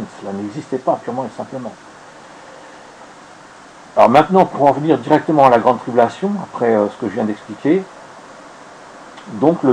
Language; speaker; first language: French; native; French